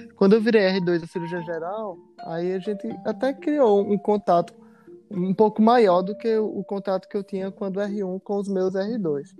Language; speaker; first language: Portuguese; native; Portuguese